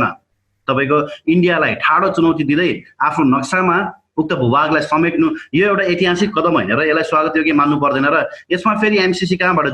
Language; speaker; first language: Nepali; native; Nepali